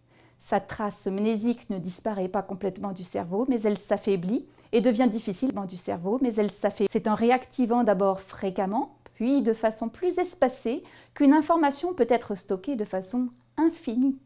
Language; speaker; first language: French; native; French